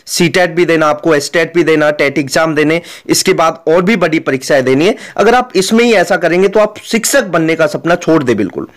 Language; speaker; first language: Hindi; native; Hindi